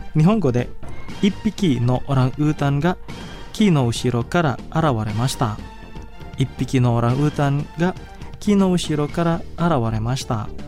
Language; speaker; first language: Japanese; non-native, fluent; Indonesian